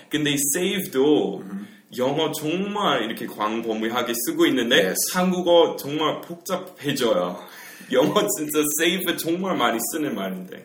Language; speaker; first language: Korean; non-native, fluent; English